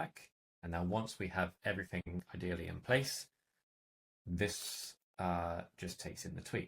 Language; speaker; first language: English; native; English